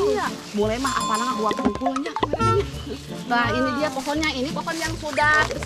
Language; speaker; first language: Indonesian; non-native, local second language; Sundanese